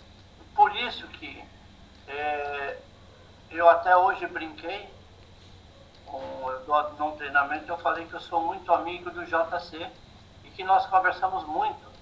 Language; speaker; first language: Portuguese; native; Portuguese